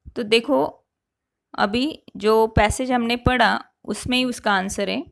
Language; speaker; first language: Hindi; non-native, local second language; Marathi